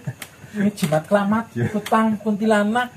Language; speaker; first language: Indonesian; native; Indonesian